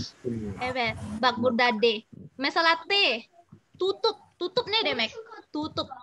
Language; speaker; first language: Turkish; non-native, fluent; Indonesian